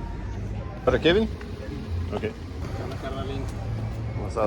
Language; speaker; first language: Spanish; early bilingual, heritage; English